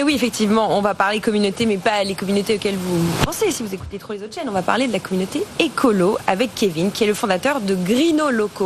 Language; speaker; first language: French; native; French